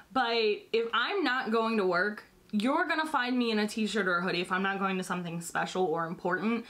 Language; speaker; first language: English; native; English